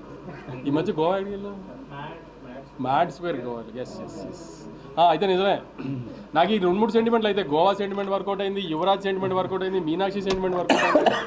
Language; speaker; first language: Telugu; native; Telugu